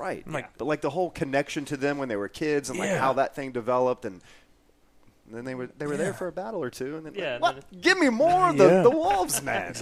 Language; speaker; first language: English; native; English